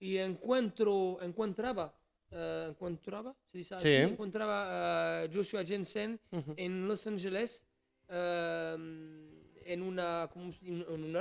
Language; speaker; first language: Spanish; non-native, learner; French